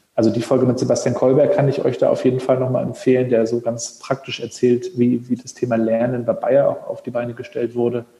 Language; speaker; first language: German; native; German